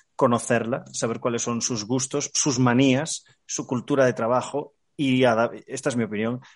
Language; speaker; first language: Spanish; native; Spanish